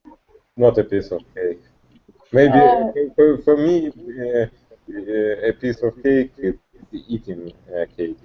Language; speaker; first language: English; non-native, learner; Russian